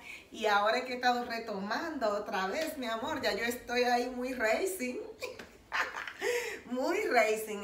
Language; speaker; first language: Spanish; native; Spanish